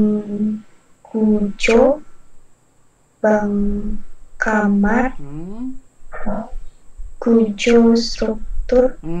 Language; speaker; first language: Korean; non-native, learner; Indonesian